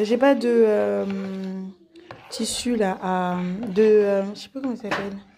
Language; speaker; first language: French; native; French